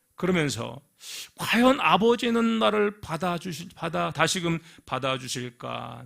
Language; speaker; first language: Korean; native; Korean